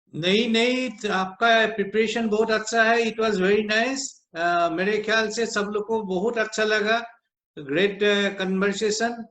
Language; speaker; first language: Hindi; non-native, local second language; Assamese